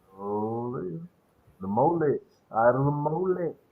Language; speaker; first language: English; native; English